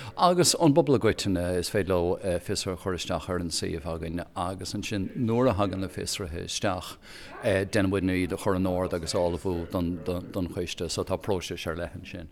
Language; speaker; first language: Irish; native; Irish